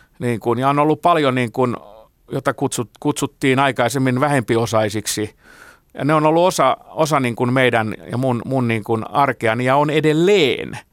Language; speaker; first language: Finnish; non-native, local second language; Swedish